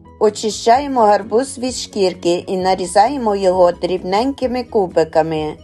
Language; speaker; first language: Ukrainian; native; Ukrainian